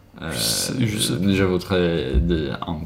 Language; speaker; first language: French; non-native, learner; Swedish